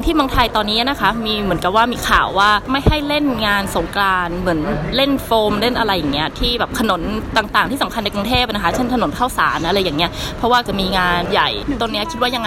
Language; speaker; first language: Thai; native; Thai